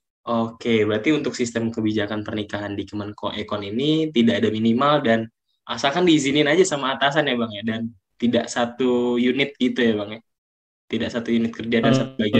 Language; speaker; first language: Indonesian; native; Indonesian